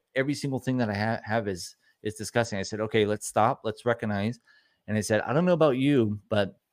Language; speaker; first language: English; native; English